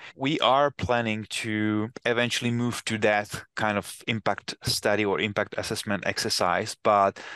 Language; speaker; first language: English; non-native, fluent; Czech